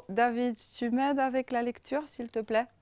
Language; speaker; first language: French; non-native, fluent; Romanian